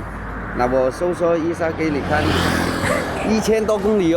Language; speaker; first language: Chinese; native; Chinese